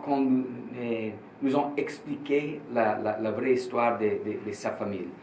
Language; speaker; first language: French; non-native, learner; Italian